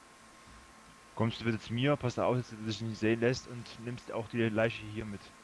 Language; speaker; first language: German; native; German